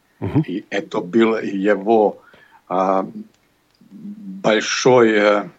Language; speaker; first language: Russian; non-native, learner; Bosnian